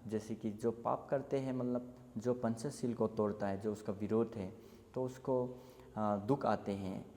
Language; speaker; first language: Hindi; non-native, local second language; Assamese